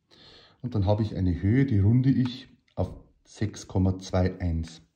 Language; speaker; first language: German; native; German